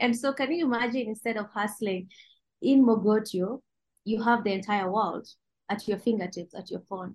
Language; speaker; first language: English; non-native, local second language; Kalenjin